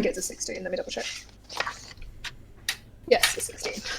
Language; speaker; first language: English; native; English